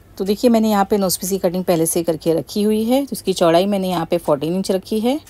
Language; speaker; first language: Hindi; native; Hindi